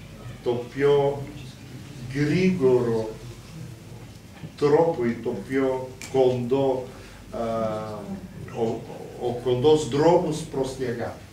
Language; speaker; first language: Greek; non-native, fluent; Bulgarian